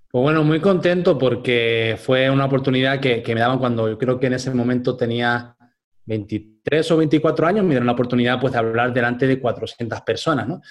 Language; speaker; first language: Spanish; native; Spanish